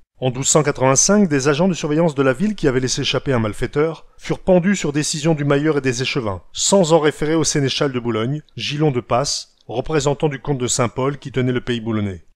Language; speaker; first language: French; native; French